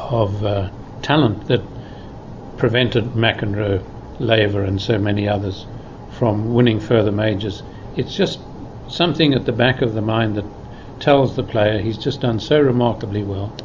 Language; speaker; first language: English; native; English